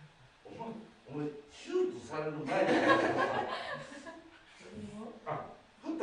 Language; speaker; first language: Japanese; native; Japanese